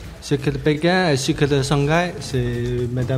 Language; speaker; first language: French; non-native, learner; Chinese